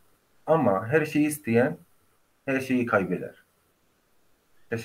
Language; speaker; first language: Turkish; non-native, fluent; Arabic